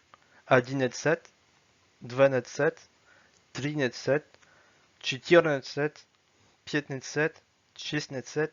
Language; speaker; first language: Russian; non-native, fluent; French